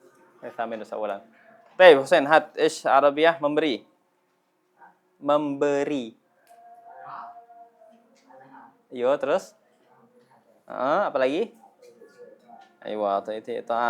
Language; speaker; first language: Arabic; non-native, fluent; Indonesian